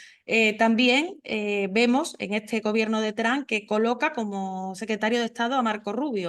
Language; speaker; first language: Spanish; native; Spanish